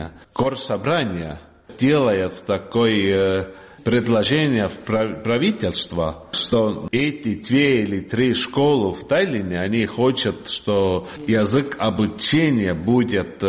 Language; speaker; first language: Russian; non-native, learner; Estonian